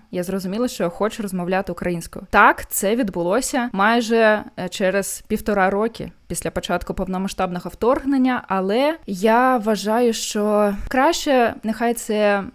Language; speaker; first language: Ukrainian; non-native, fluent; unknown